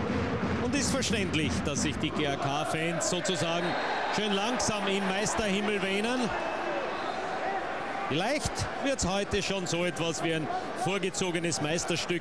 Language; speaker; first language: German; native; German